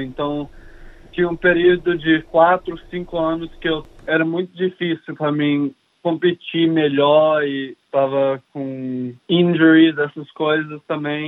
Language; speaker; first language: Portuguese; early bilingual, heritage; English